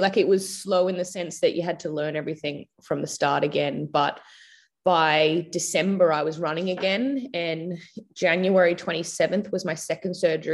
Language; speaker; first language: English; native; English